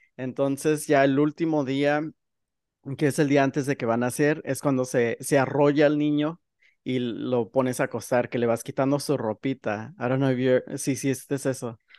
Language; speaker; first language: Spanish; early bilingual, heritage; Spanish